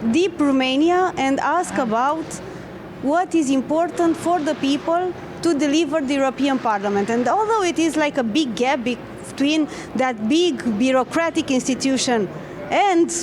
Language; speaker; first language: English; non-native, fluent; Romanian